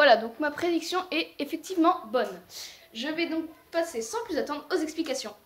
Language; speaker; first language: French; native; French